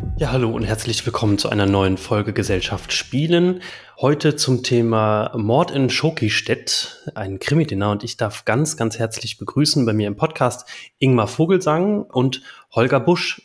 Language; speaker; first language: German; native; German